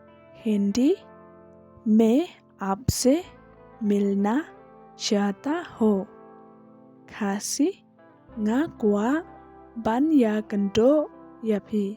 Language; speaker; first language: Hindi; non-native, learner; Khasi